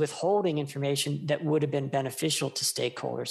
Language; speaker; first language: English; native; English